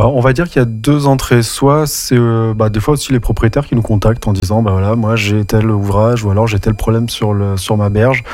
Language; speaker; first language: French; native; French